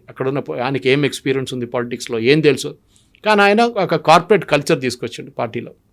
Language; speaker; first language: Telugu; non-native, local second language; Malayalam